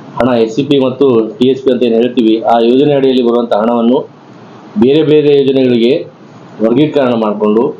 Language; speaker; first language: Kannada; non-native, local second language; Lambadi